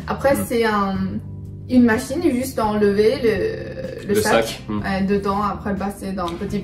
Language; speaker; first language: French; non-native, fluent; Chinese